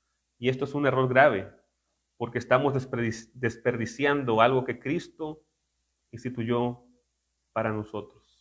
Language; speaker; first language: Spanish; native; Spanish